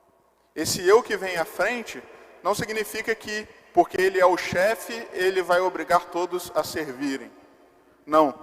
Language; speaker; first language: Portuguese; native; Portuguese